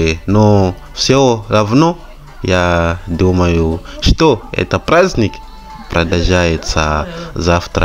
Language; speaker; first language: Russian; non-native, fluent; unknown